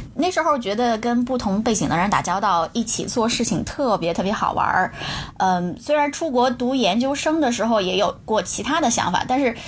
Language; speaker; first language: Chinese; native; Chinese